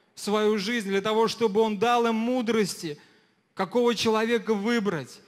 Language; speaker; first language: Russian; native; Russian